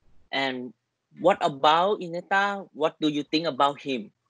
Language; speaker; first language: English; non-native, learner; Thai